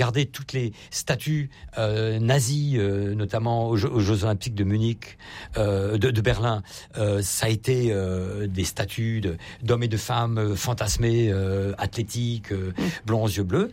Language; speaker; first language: French; native; French